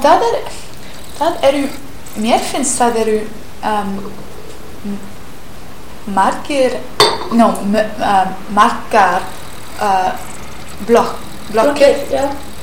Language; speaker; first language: Icelandic; non-native, learner; English